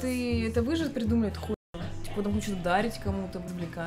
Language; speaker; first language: Russian; native; Russian